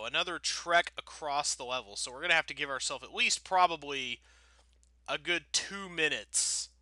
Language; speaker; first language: English; native; English